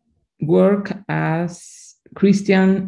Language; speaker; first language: English; non-native, learner; Spanish